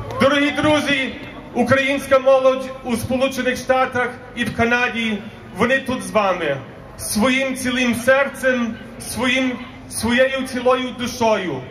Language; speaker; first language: Ukrainian; early bilingual, heritage; Ukrainian